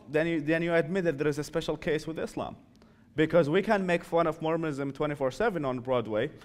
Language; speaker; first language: English; non-native, fluent; Arabic